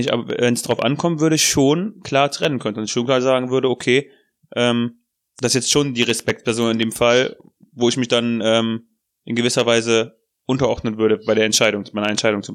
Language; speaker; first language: German; native; German